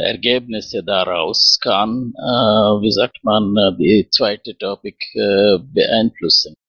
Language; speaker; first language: German; non-native, learner; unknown